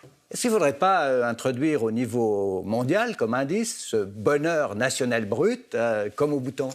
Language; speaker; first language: French; native; French